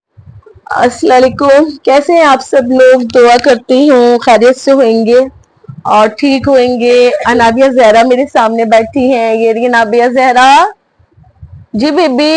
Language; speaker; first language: Urdu; native; Urdu